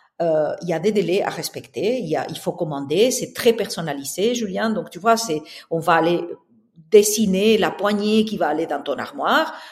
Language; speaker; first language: French; non-native, fluent; Spanish